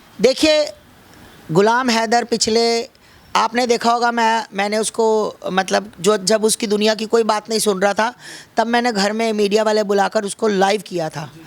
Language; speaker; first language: Hindi; native; Hindi